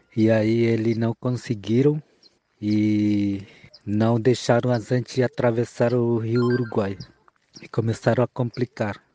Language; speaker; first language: Portuguese; early bilingual, other home language; Guarani